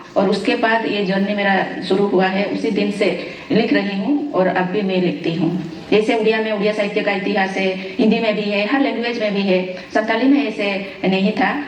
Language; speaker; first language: Hindi; non-native, local second language; Santali